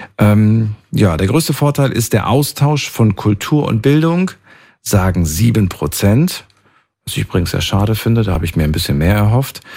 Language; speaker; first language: German; native; German